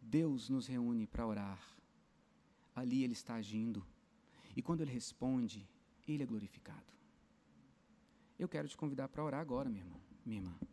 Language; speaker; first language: Portuguese; native; Portuguese